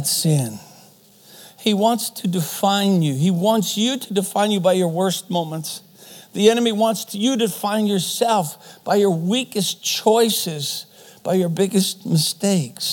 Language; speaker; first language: English; non-native, fluent; German